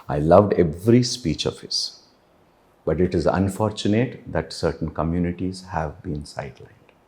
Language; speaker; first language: English; non-native, local second language; Telugu